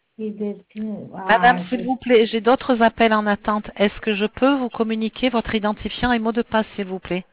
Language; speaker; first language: French; native; French